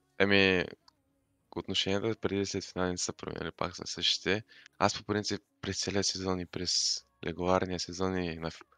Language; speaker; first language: Bulgarian; non-native, local second language; Turkish